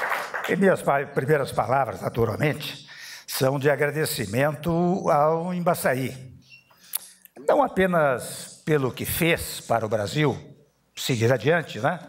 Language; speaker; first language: Portuguese; native; Portuguese